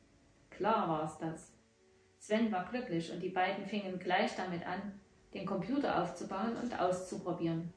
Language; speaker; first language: German; native; German